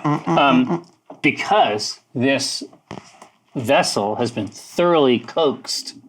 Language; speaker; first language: English; native; English